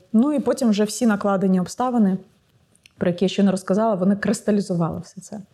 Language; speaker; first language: Ukrainian; non-native, local second language; Russian